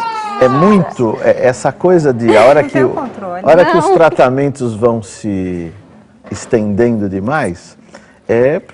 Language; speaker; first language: Portuguese; native; Portuguese